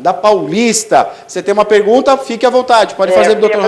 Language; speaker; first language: Portuguese; native; Portuguese